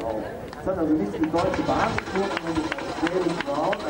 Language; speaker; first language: German; native; German